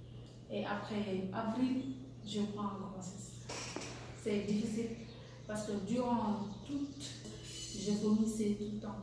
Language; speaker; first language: French; non-native, local second language; Wolof